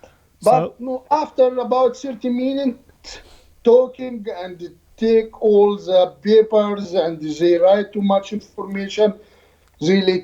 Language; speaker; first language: English; non-native, learner; Arabic